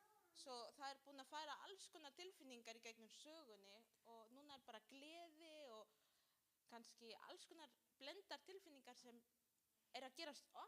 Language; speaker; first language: Icelandic; non-native, learner; Spanish